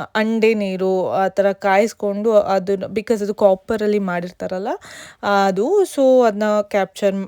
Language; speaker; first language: Kannada; native; Kannada